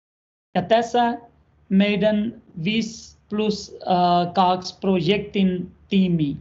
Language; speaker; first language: Finnish; non-native, learner; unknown